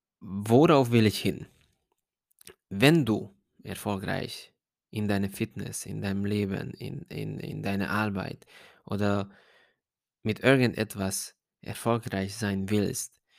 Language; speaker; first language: German; non-native, fluent; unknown